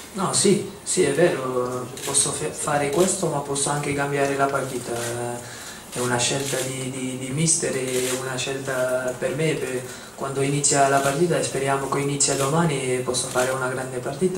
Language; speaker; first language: Italian; non-native, fluent; Dutch